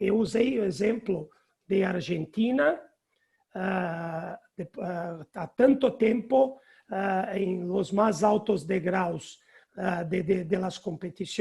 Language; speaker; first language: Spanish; non-native, learner; Portuguese